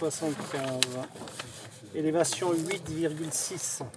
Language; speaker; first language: French; native; French